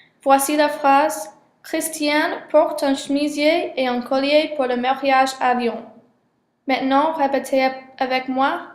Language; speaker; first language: French; non-native, learner; English